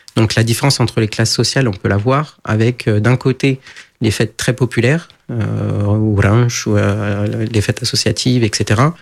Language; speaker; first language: French; early bilingual, other home language; Portuguese